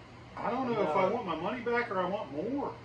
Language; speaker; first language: English; native; English